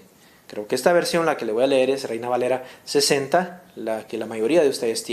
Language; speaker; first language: Spanish; native; Spanish